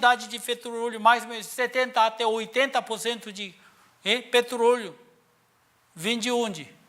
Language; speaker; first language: Portuguese; non-native, learner; Korean